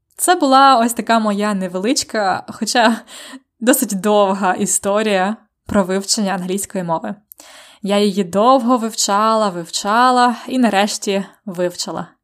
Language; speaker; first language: Ukrainian; native; Ukrainian